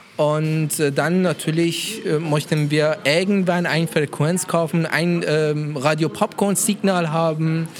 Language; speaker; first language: German; non-native, learner; Persian